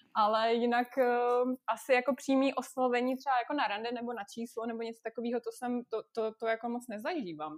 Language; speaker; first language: Czech; non-native, fluent; Russian